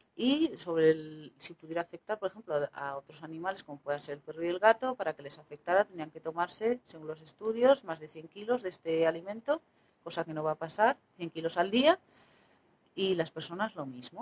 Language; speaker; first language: Spanish; native; Spanish